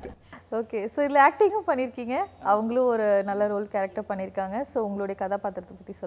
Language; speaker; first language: Tamil; native; Tamil